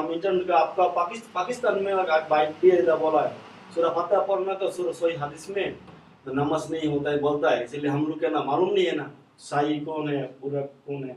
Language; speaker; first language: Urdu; non-native, learner; Bangla